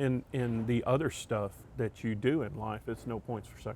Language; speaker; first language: English; native; English